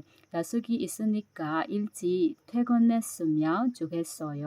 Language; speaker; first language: Korean; non-native, fluent; Burmese